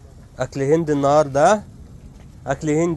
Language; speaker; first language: Arabic; native; Arabic